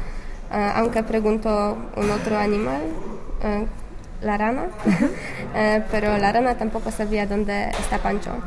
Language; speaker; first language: Spanish; non-native, fluent; English